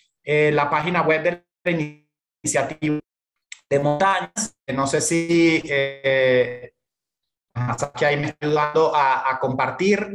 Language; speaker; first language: Spanish; native; Spanish